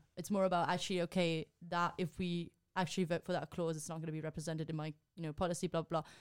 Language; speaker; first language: English; non-native, fluent; Spanish